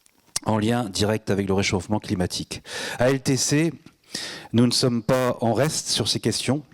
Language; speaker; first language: French; native; French